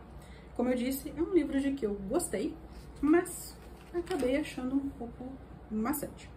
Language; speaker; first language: Portuguese; native; Portuguese